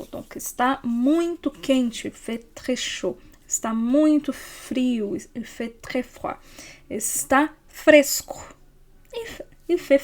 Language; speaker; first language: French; non-native, fluent; Portuguese